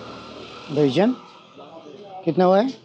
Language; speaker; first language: Hindi; non-native, learner; Bangla